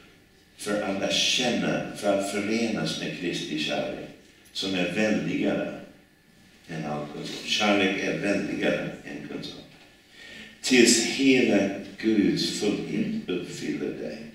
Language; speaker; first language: Swedish; non-native, fluent; English